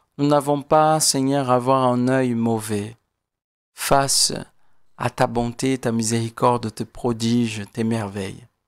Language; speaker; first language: French; non-native, fluent; Portuguese